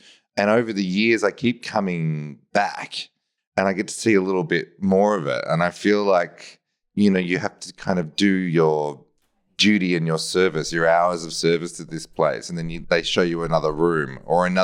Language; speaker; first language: English; native; English